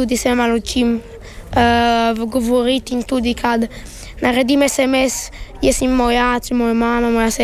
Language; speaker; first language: Slovenian; early bilingual, heritage; Slovenian